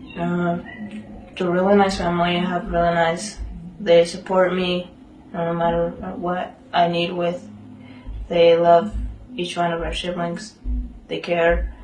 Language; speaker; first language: English; early bilingual, other home language; Spanish